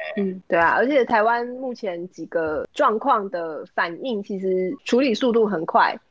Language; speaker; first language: Chinese; native; Chinese